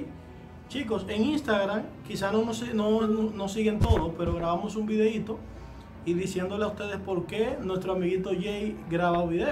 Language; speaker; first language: Spanish; native; Spanish